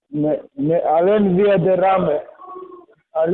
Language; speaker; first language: Dutch; non-native, fluent; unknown